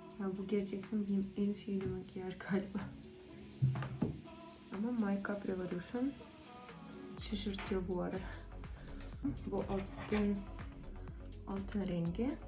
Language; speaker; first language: Turkish; non-native, fluent; Russian